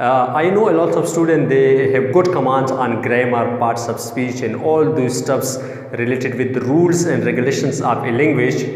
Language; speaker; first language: English; non-native, local second language; Urdu